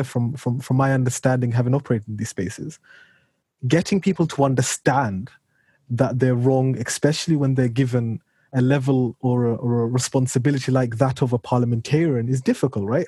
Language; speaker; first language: English; native; English